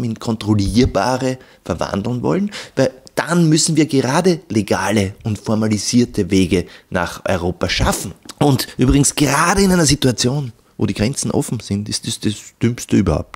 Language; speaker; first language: German; native; German